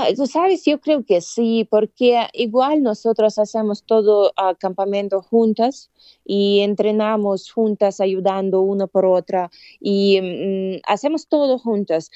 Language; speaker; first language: Spanish; non-native, fluent; Russian